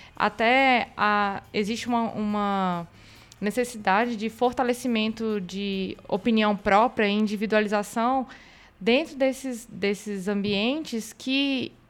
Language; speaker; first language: Portuguese; native; Portuguese